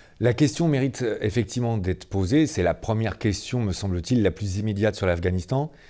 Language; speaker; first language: French; native; French